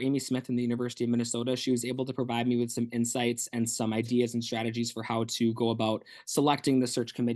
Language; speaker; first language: English; native; English